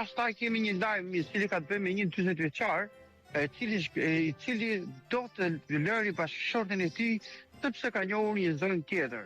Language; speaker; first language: Albanian; native; Albanian